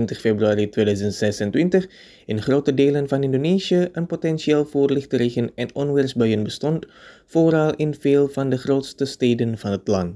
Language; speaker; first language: Dutch; non-native, fluent; Indonesian